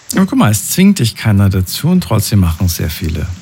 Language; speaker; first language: German; native; German